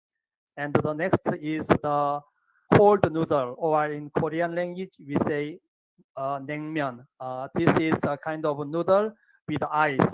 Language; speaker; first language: English; non-native, fluent; Korean